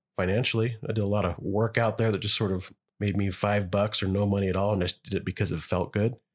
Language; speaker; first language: English; native; English